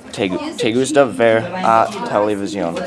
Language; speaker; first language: Spanish; non-native, learner; English